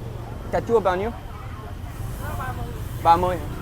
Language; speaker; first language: Vietnamese; non-native, learner; English